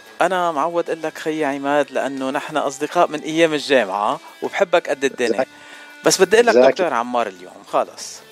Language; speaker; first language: Arabic; native; Arabic